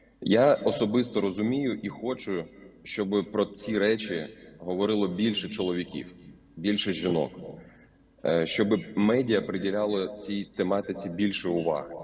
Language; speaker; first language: Ukrainian; native; Ukrainian